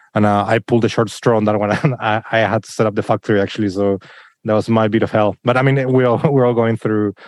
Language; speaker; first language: English; non-native, fluent; Spanish